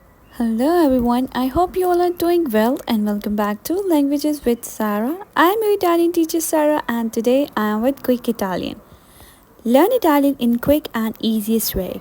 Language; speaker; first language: English; non-native, fluent; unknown